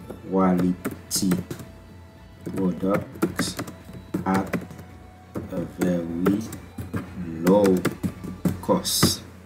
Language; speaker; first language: English; non-native, learner; Haitian Creole